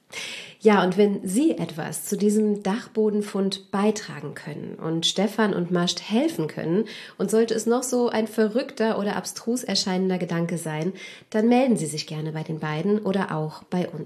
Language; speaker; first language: German; native; German